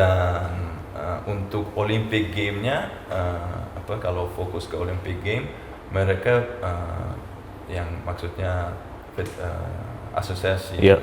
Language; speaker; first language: Indonesian; non-native, fluent; Uzbek